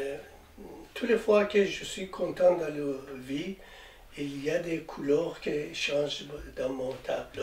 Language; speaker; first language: French; non-native, learner; Persian